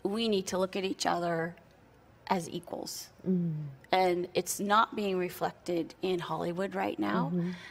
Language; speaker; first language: English; native; English